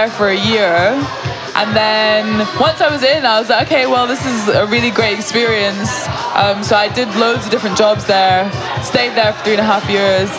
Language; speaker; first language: English; native; English